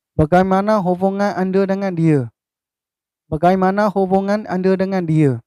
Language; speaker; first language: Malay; non-native, fluent; Burmese